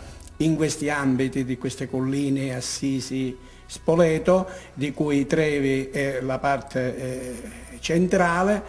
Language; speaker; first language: Italian; native; Italian